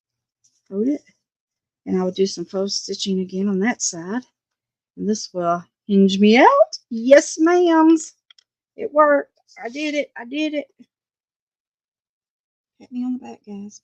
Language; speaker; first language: English; native; English